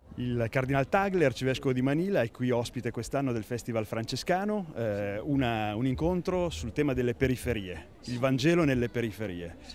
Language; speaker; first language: Italian; native; Italian